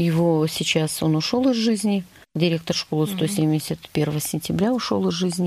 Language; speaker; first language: Russian; native; Russian